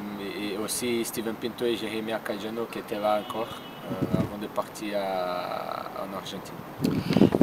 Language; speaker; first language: French; non-native, learner; Portuguese